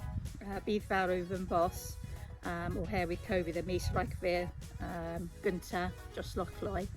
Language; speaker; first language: Welsh; non-native, learner; English